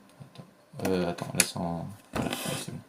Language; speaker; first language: French; native; French